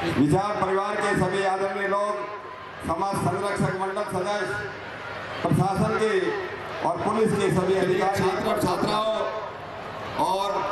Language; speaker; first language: Hindi; native; Hindi